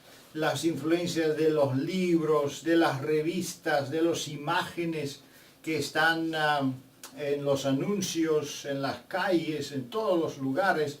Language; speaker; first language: Spanish; non-native, fluent; Bulgarian